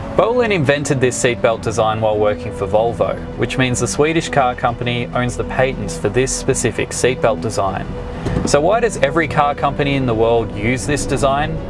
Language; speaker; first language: English; native; English